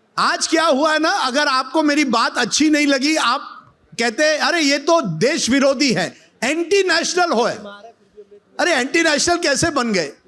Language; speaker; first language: Hindi; non-native, local second language; Marathi